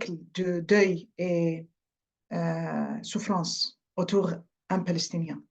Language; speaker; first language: French; non-native, fluent; Arabic